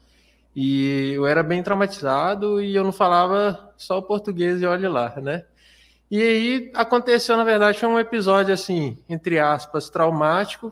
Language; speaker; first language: Portuguese; native; Portuguese